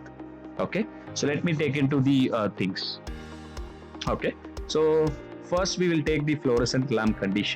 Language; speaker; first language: English; non-native, local second language; Tamil